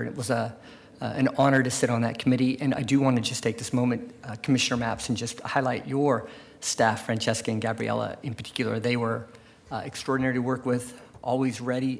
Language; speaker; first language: English; native; English